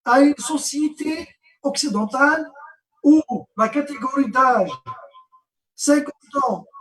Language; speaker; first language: French; non-native, local second language; Arabic